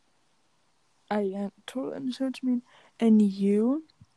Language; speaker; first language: English; native; English